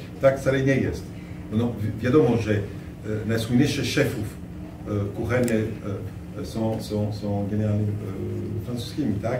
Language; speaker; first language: Polish; non-native, fluent; French